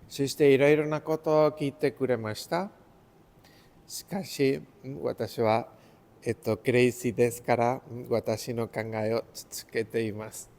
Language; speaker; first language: Japanese; non-native, learner; Spanish